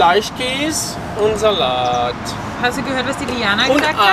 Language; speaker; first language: German; non-native, fluent; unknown